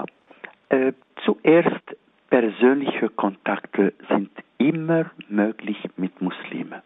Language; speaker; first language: German; non-native, fluent; Arabic